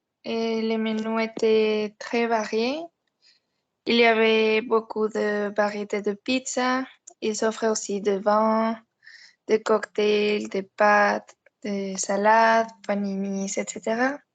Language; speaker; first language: French; non-native, learner; Spanish